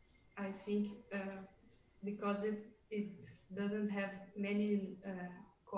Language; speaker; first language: English; non-native, learner; Portuguese